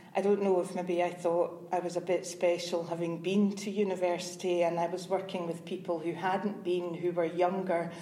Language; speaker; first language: English; native; English